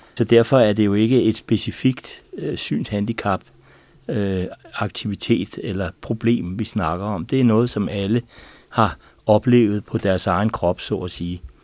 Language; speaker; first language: Danish; native; Danish